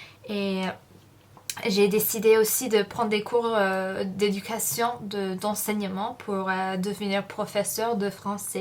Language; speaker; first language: French; non-native, fluent; English